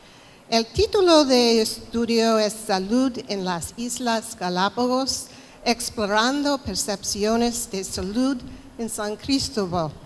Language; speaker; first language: Spanish; non-native, fluent; English